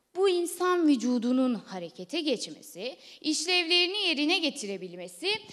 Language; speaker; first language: Turkish; native; Turkish